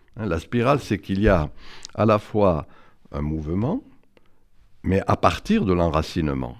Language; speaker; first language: French; native; French